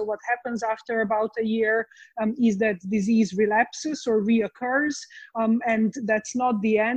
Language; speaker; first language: English; non-native, fluent; Slovenian